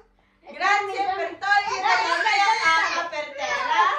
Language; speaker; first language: Italian; early bilingual, other home language; Filipino